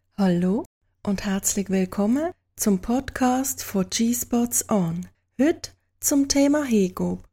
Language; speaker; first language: German; native; German